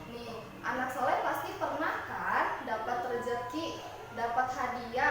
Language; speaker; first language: Indonesian; native; Indonesian